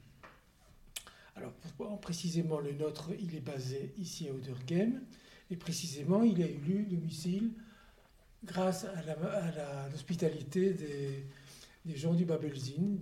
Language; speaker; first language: French; native; French